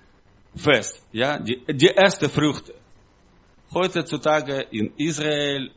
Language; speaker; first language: German; non-native, learner; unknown